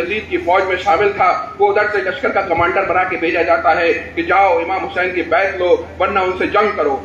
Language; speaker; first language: Urdu; native; Urdu